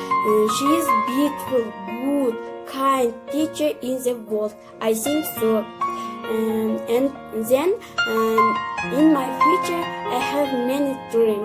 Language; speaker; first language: English; non-native, learner; Kyrgyz